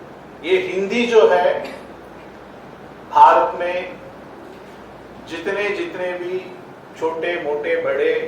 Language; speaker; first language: Hindi; non-native, local second language; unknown